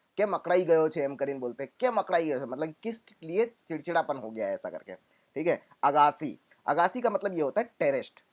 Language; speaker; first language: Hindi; non-native, local second language; Gujarati